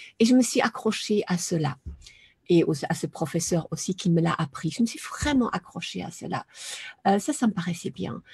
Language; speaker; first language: French; non-native, fluent; German